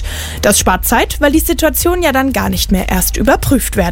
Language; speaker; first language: German; native; German